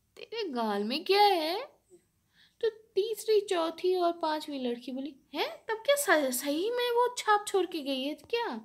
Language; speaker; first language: Hindi; non-native, local second language; Bangla